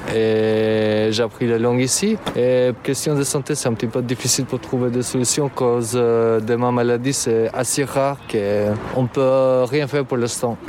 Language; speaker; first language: French; non-native, fluent; Albanian